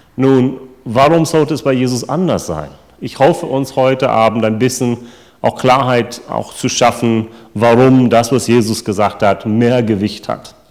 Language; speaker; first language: German; non-native, fluent; English